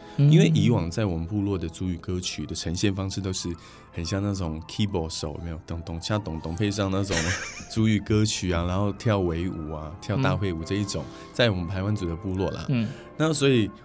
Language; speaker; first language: Chinese; native; Chinese